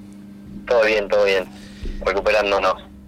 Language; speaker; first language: Spanish; native; Spanish